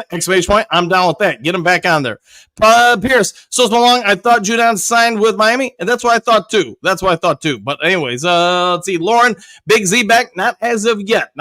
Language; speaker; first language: English; native; English